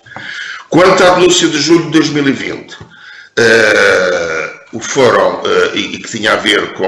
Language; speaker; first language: Portuguese; native; Portuguese